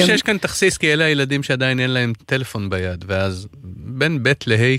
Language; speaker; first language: Hebrew; native; Hebrew